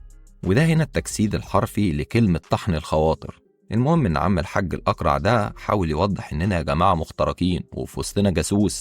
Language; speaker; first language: Arabic; native; Arabic